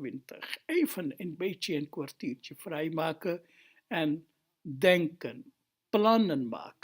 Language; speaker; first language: Dutch; non-native, fluent; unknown